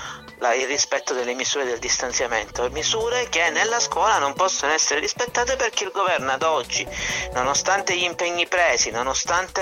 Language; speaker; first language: Italian; native; Italian